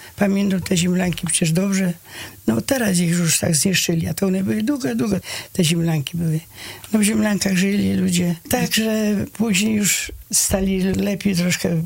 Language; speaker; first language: Polish; early bilingual, heritage; Polish